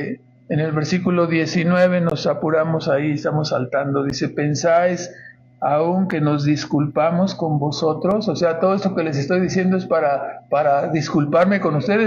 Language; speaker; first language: Spanish; native; Spanish